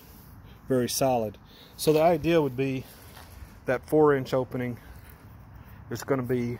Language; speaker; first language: English; native; English